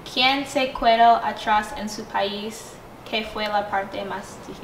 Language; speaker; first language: Spanish; non-native, learner; English